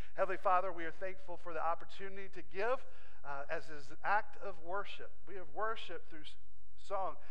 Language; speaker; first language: English; native; English